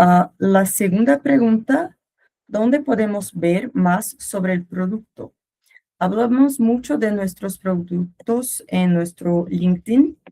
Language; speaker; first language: Spanish; non-native, learner; Portuguese